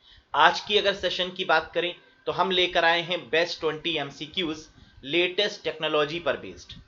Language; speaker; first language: Hindi; native; Hindi